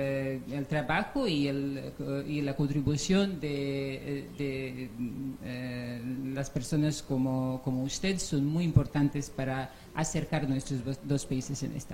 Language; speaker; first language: Spanish; non-native, fluent; Serbian